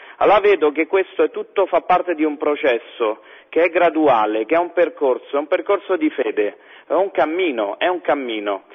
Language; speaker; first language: Italian; native; Italian